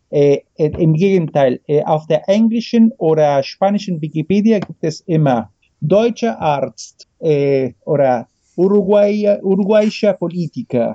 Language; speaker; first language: German; non-native, fluent; Spanish